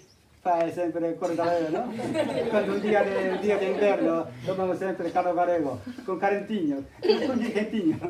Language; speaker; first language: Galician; non-native, fluent; Japanese